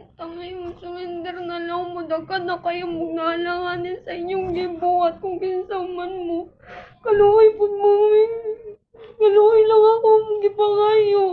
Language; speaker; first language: Cebuano; native; Cebuano